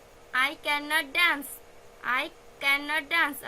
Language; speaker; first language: English; non-native, fluent; Bangla